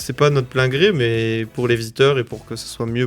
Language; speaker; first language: French; native; French